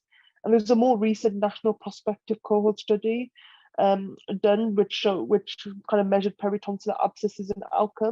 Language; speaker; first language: English; native; English